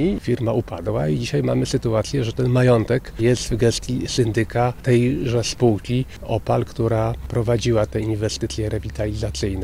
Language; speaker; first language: Polish; native; Polish